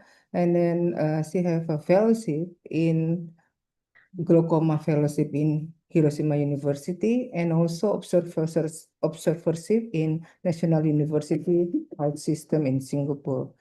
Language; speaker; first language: English; non-native, fluent; Indonesian